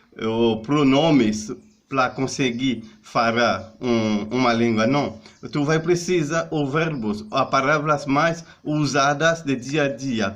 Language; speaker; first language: Portuguese; non-native, learner; Haitian Creole